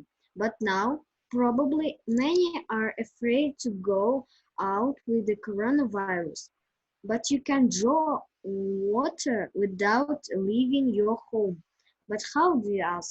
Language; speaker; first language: English; non-native, learner; Russian